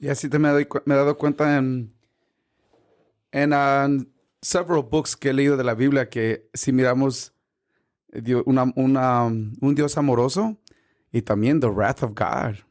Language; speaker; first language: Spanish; early bilingual, heritage; Spanish